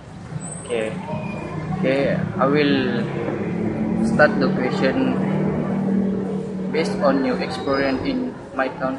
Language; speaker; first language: English; non-native, learner; Malay